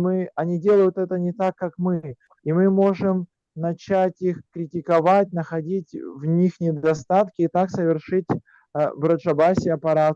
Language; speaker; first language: Russian; native; Russian